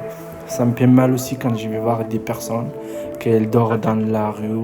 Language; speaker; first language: French; non-native, learner; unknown